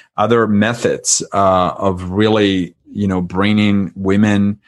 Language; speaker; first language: English; non-native, fluent; Spanish